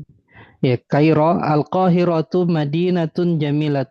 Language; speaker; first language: Arabic; non-native, fluent; Indonesian